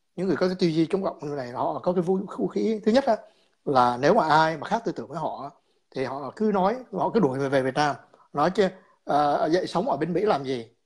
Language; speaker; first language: Vietnamese; native; Vietnamese